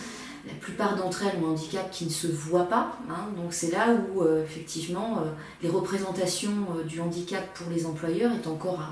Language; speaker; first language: French; native; French